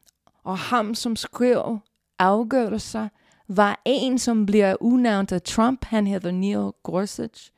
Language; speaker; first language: Danish; non-native, fluent; English